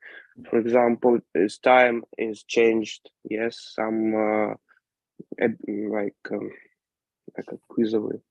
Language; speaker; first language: English; non-native, learner; Ukrainian